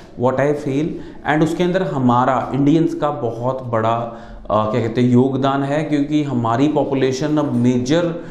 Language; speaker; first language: Hindi; non-native, local second language; Punjabi